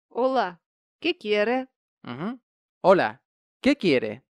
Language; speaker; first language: Spanish; non-native, fluent; Russian